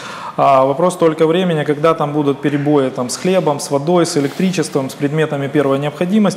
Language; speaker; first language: Russian; native; Russian